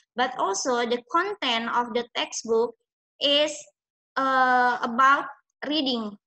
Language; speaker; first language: English; non-native, fluent; Indonesian